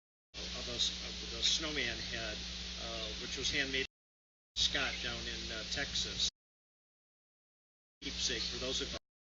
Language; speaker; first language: English; native; English